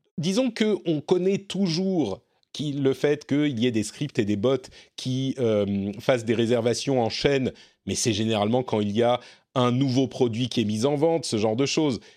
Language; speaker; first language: French; native; French